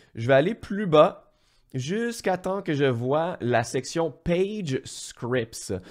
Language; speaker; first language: French; native; French